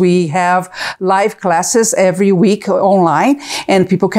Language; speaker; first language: English; non-native, fluent; Portuguese